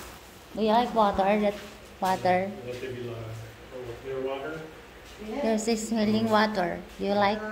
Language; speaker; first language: English; non-native, local second language; Filipino